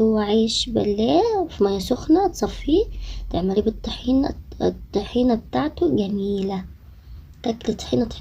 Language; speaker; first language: Arabic; native; Arabic